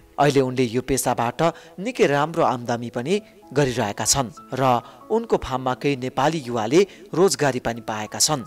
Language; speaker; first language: Nepali; native; Nepali